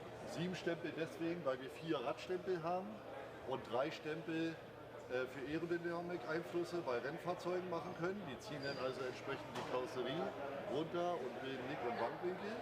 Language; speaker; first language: German; native; German